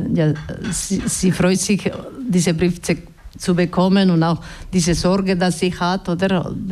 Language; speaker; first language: German; non-native, learner; Basque